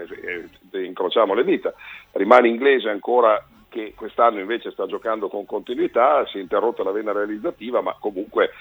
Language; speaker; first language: Italian; native; Italian